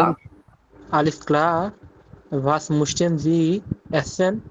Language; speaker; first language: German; non-native, learner; Bangla